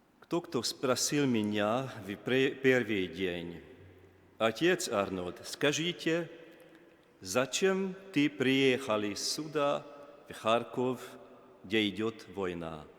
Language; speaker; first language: Russian; non-native, learner; Hungarian